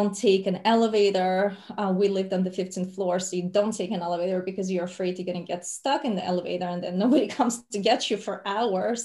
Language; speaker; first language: English; non-native, fluent; Russian